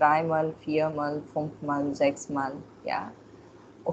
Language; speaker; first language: German; non-native, fluent; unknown